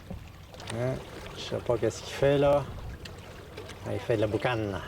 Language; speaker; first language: French; native; French